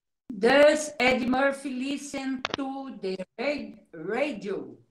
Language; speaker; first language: English; non-native, learner; Portuguese